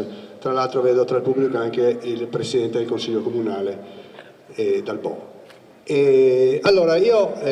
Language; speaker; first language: Italian; native; Italian